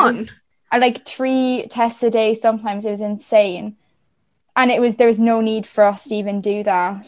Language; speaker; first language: English; native; English